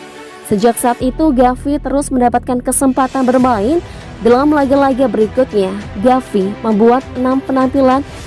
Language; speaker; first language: Indonesian; native; Indonesian